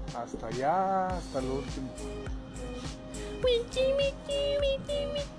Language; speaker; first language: Spanish; native; Spanish